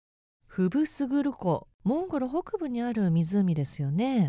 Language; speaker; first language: Japanese; native; Japanese